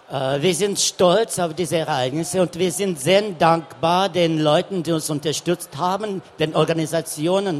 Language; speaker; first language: German; non-native, fluent; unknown